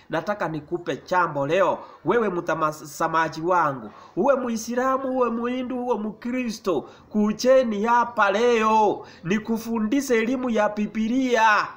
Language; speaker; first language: Swahili; non-native, local second language; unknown